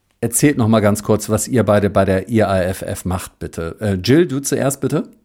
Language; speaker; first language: German; native; German